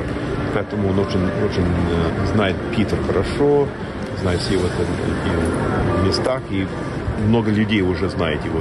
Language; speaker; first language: Russian; non-native, learner; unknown